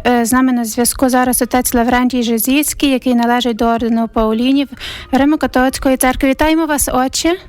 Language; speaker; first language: Ukrainian; native; Ukrainian